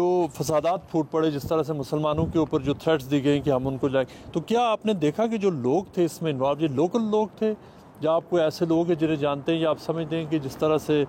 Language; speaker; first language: Urdu; native; Urdu